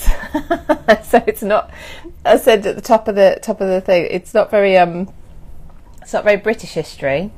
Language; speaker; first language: English; native; English